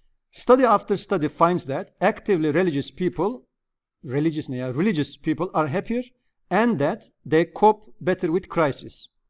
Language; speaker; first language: English; non-native, fluent; Turkish